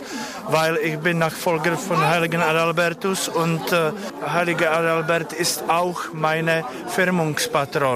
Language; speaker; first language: German; non-native, fluent; Czech